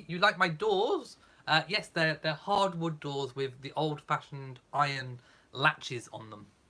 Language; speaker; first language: English; native; English